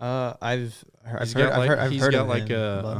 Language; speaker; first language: English; native; English